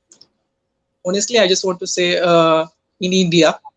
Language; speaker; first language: English; non-native, learner; Hindi